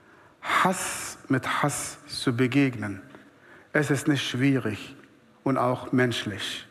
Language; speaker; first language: German; non-native, fluent; Arabic